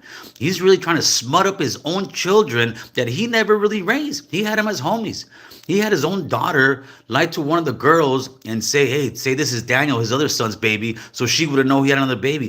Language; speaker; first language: English; native; English